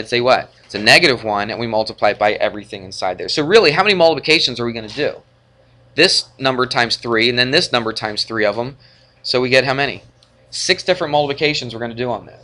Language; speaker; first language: English; native; English